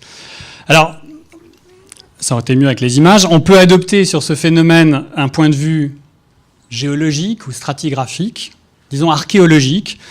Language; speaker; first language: French; native; French